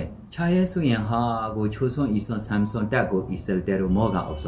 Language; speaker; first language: Korean; non-native, learner; Burmese